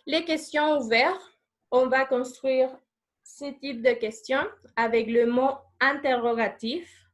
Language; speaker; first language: French; non-native, fluent; Spanish